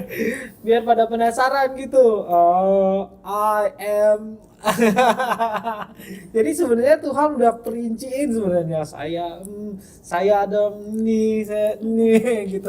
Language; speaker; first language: Indonesian; native; Indonesian